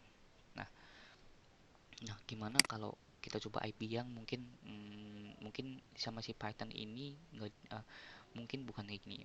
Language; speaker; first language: Indonesian; native; Indonesian